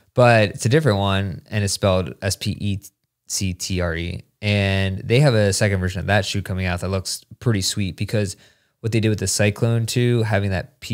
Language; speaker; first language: English; native; English